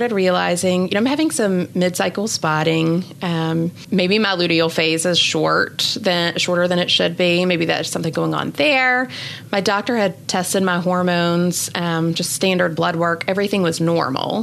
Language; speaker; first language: English; native; English